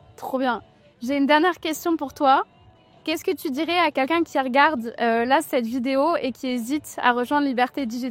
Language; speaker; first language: French; native; French